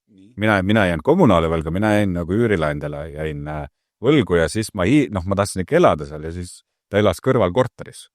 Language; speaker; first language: Estonian; native; Estonian